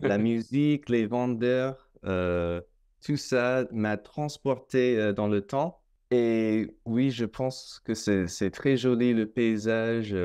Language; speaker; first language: French; non-native, fluent; English